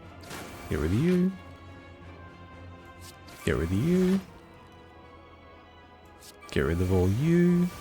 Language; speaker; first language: English; native; English